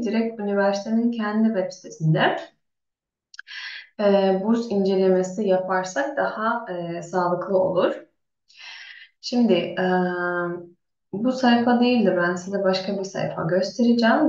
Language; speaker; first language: Turkish; non-native, fluent; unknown